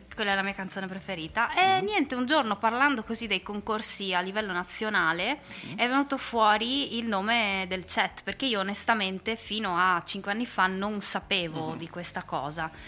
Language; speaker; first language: Italian; native; Italian